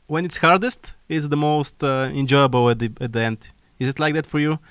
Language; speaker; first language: English; non-native, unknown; Bulgarian